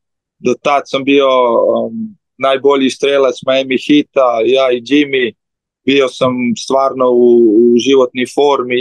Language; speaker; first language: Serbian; early bilingual, heritage; Slovenian